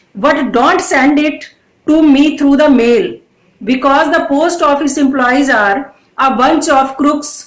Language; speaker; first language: English; non-native, local second language; Punjabi